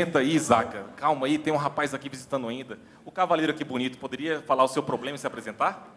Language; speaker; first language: Portuguese; native; Portuguese